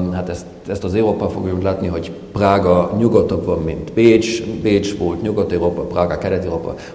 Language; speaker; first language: Hungarian; non-native, fluent; German